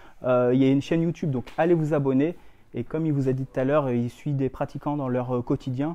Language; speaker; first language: French; native; French